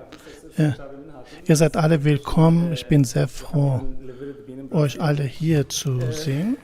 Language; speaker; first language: German; non-native, fluent; Kurdish